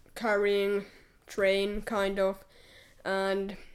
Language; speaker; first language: English; non-native, fluent; Finnish